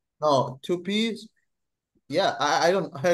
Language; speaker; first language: English; non-native, learner; Spanish